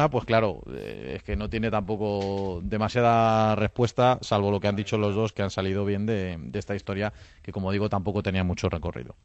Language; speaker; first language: Spanish; native; Spanish